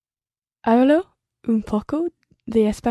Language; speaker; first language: Spanish; non-native, learner; English